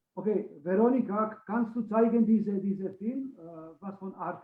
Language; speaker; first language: German; non-native, fluent; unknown